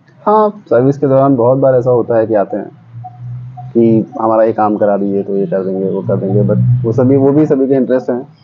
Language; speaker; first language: Hindi; native; Hindi